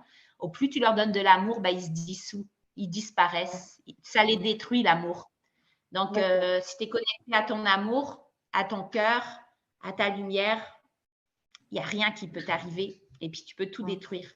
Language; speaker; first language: French; native; French